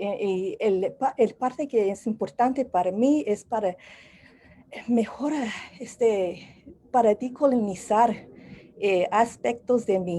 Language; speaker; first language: Spanish; non-native, learner; English